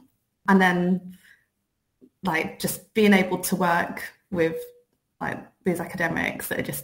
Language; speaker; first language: English; native; English